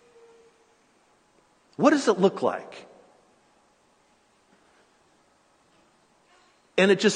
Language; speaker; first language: English; native; English